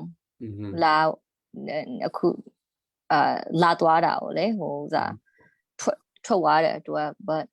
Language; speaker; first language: Burmese; non-native, local second language; Hakha Chin